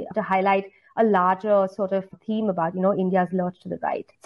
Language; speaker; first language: English; non-native, local second language; Hindi